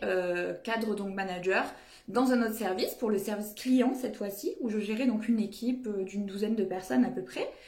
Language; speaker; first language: French; native; French